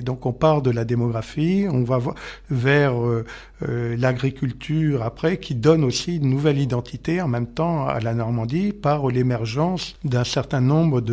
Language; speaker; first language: French; native; French